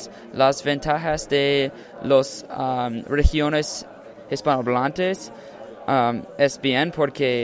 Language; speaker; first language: Spanish; non-native, learner; English